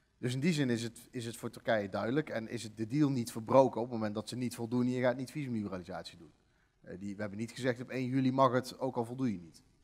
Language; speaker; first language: Dutch; native; Dutch